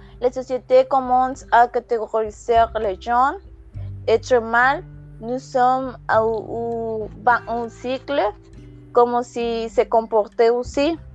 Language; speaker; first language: French; non-native, learner; Spanish